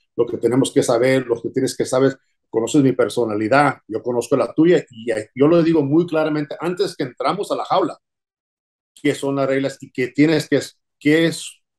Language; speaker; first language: Spanish; early bilingual, heritage; Spanish